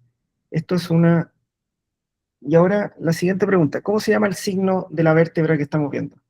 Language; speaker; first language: Spanish; native; Spanish